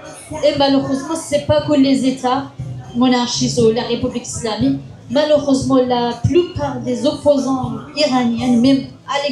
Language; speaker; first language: French; non-native, fluent; Kurdish